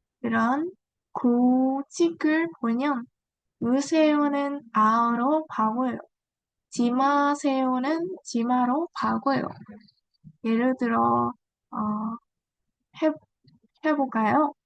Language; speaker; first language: Korean; non-native, learner; Vietnamese